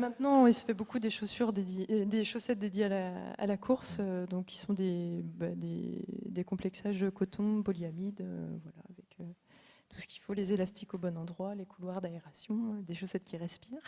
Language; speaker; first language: French; native; French